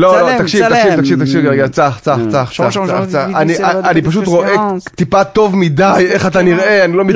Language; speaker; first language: Hebrew; native; Hebrew